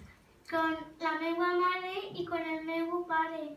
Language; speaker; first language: Catalan; non-native, local second language; Spanish